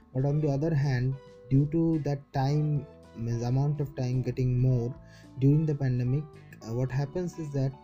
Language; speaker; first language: English; non-native, local second language; Bangla